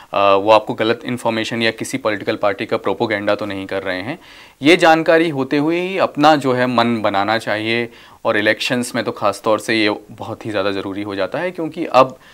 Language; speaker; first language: Hindi; native; Hindi